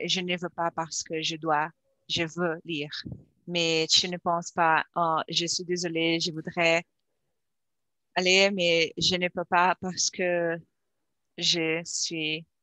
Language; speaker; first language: French; non-native, learner; Portuguese